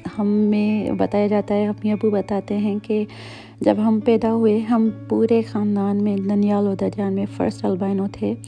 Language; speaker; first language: Urdu; native; Urdu